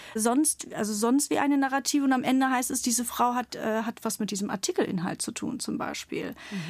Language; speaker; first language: German; early bilingual, other home language; Turkish